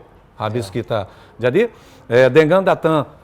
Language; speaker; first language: Indonesian; non-native, fluent; Portuguese